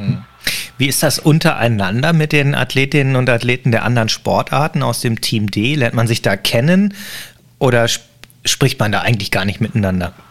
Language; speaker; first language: German; native; German